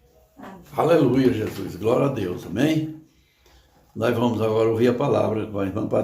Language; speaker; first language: Portuguese; native; Portuguese